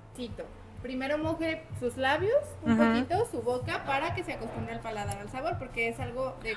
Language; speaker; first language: Spanish; native; Spanish